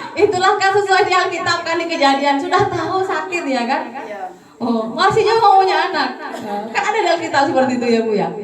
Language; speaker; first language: Indonesian; non-native, local second language; Madurese